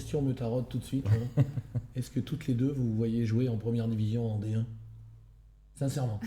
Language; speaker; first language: French; native; French